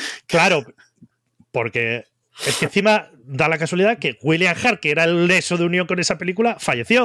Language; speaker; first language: Spanish; native; Spanish